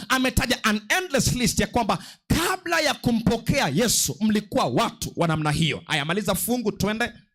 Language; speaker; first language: Swahili; non-native, local second language; Luo (Kenya and Tanzania)